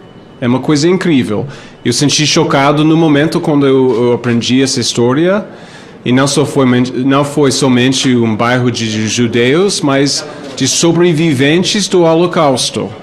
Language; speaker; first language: Portuguese; non-native, fluent; English